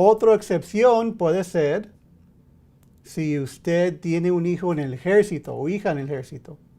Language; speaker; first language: Spanish; early bilingual, heritage; English